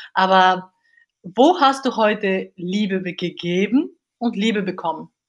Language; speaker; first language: German; non-native, fluent; Bulgarian